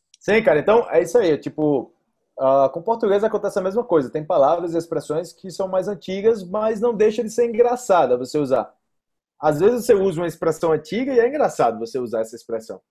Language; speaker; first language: Portuguese; native; Portuguese